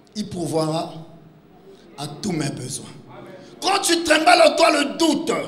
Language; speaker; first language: French; non-native, local second language; Lingala